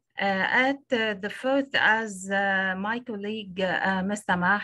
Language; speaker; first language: English; non-native, local second language; Arabic